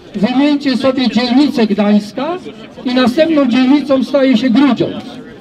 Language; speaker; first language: Polish; native; Polish